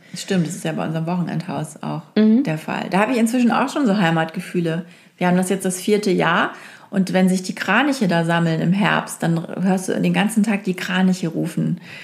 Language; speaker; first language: German; native; German